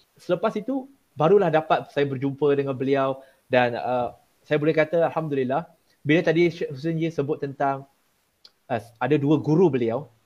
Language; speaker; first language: Malay; non-native, local second language; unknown